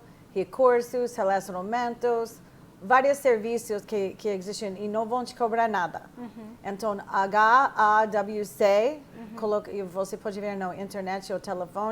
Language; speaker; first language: Portuguese; non-native, fluent; English